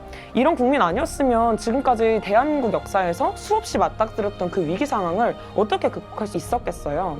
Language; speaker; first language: Korean; native; Korean